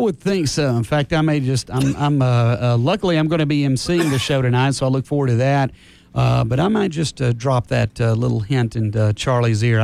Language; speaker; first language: English; native; English